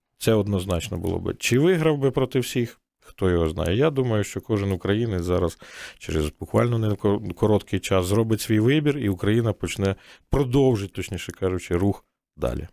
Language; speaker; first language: Ukrainian; native; Ukrainian